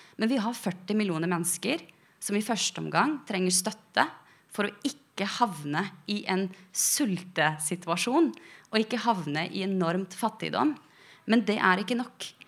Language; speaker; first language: Norwegian; early bilingual, other home language; Persian